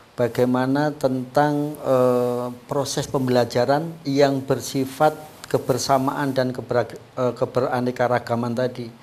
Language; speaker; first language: Indonesian; non-native, local second language; Javanese